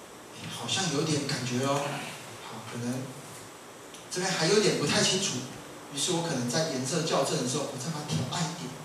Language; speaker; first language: Chinese; native; Chinese